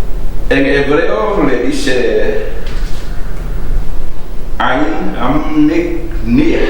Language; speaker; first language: Spanish; non-native, fluent; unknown